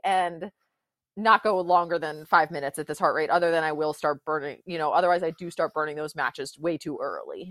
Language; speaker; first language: English; native; English